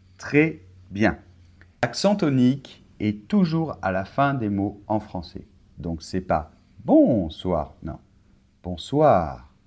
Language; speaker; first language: French; native; French